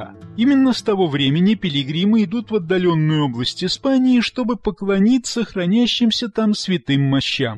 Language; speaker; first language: Russian; native; Russian